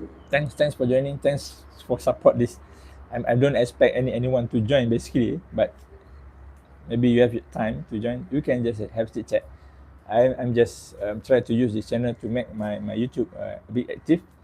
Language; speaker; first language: English; non-native, local second language; Malay